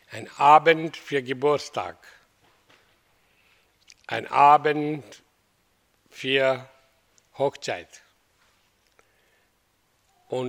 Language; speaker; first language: German; non-native, learner; Hindi